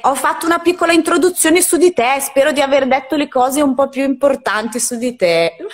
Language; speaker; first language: Italian; native; Italian